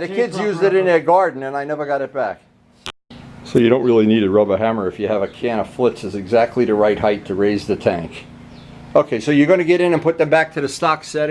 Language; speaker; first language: English; native; English